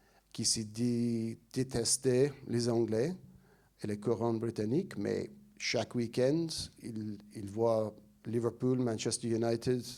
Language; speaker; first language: French; non-native, fluent; English